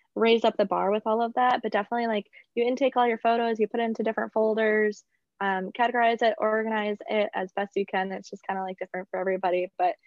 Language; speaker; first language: English; native; English